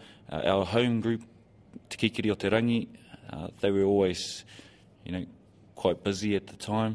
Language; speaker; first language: English; native; English